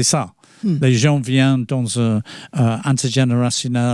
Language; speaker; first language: French; non-native, fluent; English